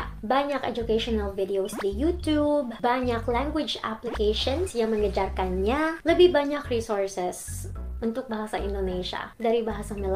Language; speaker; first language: Indonesian; non-native, fluent; Filipino